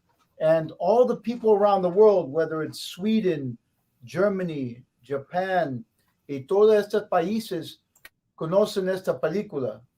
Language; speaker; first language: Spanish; non-native, learner; English